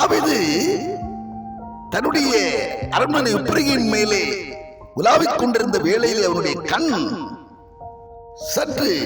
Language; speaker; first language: Tamil; native; Tamil